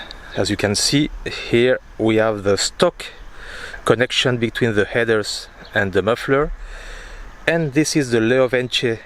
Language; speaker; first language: English; non-native, fluent; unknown